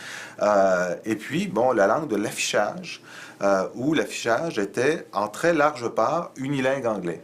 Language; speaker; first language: French; native; French